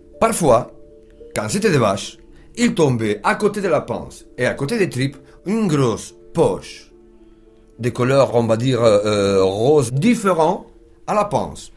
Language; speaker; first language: French; non-native, fluent; Spanish